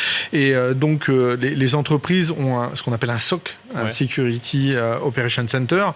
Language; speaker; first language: French; native; French